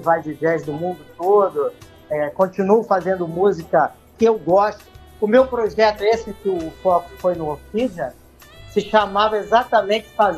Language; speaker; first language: Portuguese; native; Portuguese